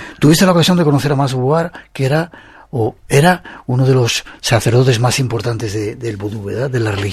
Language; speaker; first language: Spanish; native; Spanish